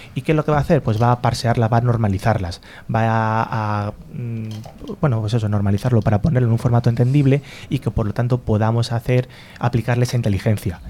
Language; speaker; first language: Spanish; native; Spanish